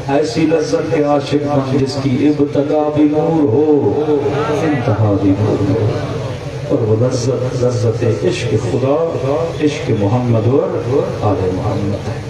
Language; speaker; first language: Urdu; non-native, local second language; Sindhi